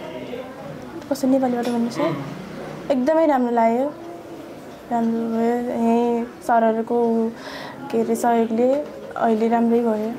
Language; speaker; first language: Korean; non-native, learner; Nepali